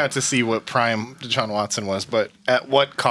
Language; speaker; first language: English; native; English